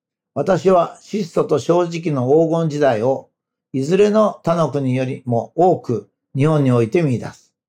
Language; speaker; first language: Japanese; native; Japanese